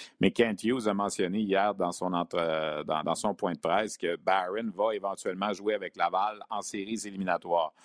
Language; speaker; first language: French; native; French